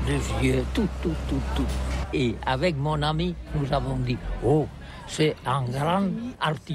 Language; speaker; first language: French; non-native, learner; Catalan